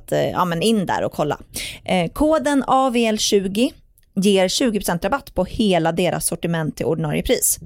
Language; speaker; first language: Swedish; native; Swedish